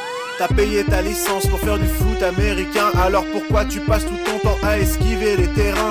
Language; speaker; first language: French; native; French